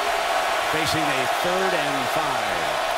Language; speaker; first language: English; native; English